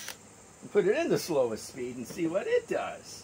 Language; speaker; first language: English; native; English